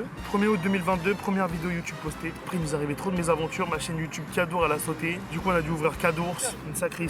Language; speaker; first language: French; native; French